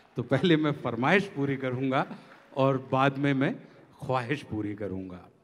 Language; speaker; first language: Hindi; native; Hindi